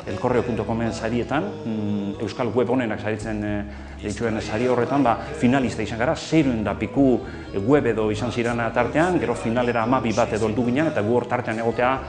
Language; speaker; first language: Basque; native; Basque